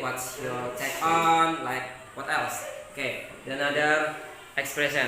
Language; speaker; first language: English; non-native, fluent; Indonesian